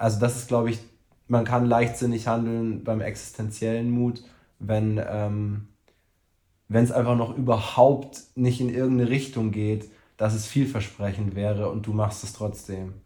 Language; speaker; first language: German; native; German